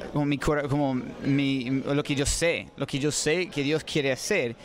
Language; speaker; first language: Spanish; non-native, fluent; English